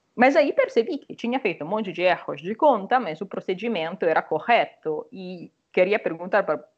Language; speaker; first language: Portuguese; non-native, fluent; Italian